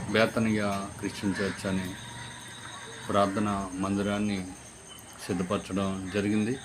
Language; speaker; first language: Telugu; native; Telugu